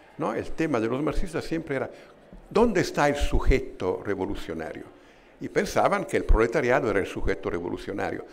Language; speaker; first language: Spanish; non-native, fluent; Italian